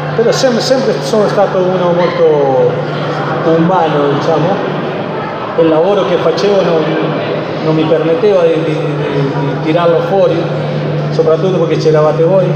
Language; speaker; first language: Italian; non-native, fluent; Spanish